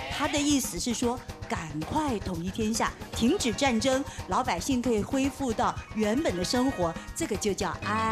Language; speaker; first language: Chinese; native; Chinese